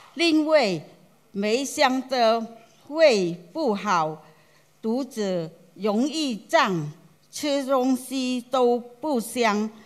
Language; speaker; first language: Chinese; non-native, fluent; Khmer